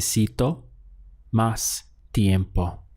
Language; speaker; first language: Spanish; non-native, fluent; English